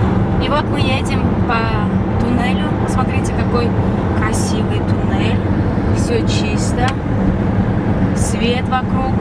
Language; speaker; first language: Russian; non-native, local second language; Tajik